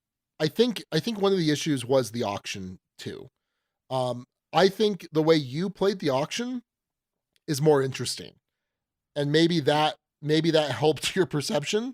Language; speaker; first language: English; native; English